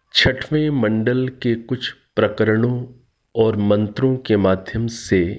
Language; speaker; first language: Hindi; native; Hindi